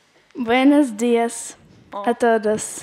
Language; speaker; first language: Spanish; non-native, learner; Russian